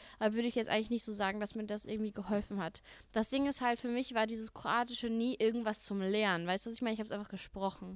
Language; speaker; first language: German; native; German